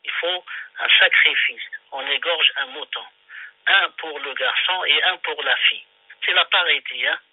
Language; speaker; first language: French; non-native, local second language; Arabic